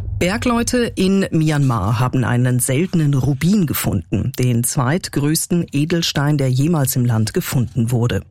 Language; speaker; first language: German; native; German